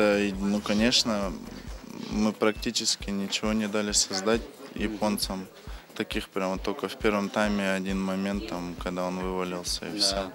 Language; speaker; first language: Russian; native; Russian